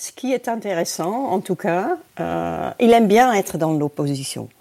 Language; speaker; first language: French; non-native, fluent; Dutch